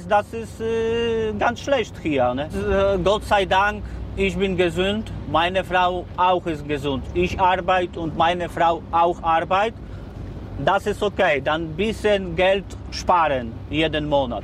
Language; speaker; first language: German; non-native, learner; Polish